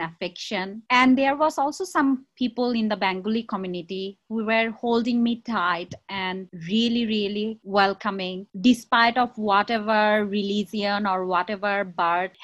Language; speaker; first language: English; non-native, local second language; Chakma